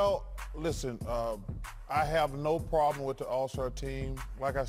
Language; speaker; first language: English; native; English